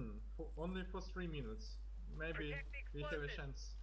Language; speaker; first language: English; non-native, learner; Russian